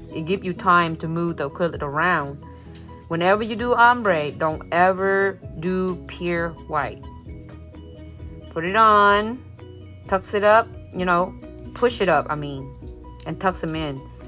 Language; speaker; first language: English; non-native, fluent; Vietnamese